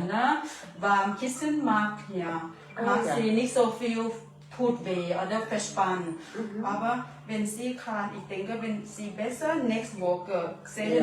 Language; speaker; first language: German; non-native, learner; Thai